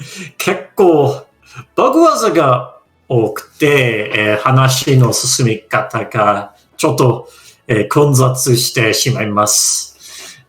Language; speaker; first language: Japanese; non-native, fluent; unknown